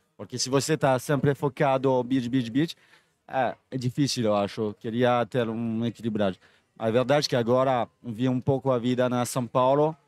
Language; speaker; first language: Portuguese; non-native, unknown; French